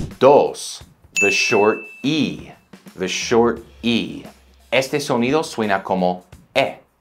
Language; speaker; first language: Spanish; non-native, fluent; English